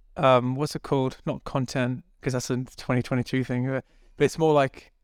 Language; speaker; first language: English; native; English